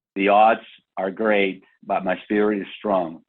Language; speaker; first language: English; non-native, fluent; Spanish